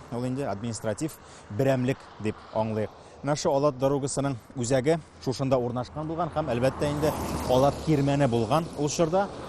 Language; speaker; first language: Tatar; native; Tatar